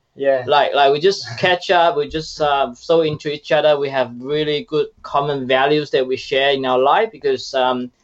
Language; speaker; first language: English; non-native, fluent; Chinese